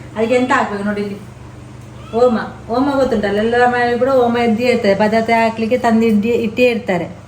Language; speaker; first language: Kannada; native; Kannada